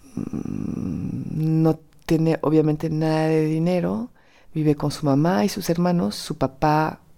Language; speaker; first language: Spanish; non-native, fluent; French